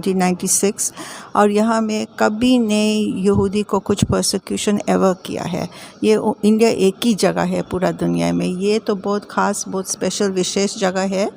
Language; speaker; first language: Hindi; non-native, local second language; English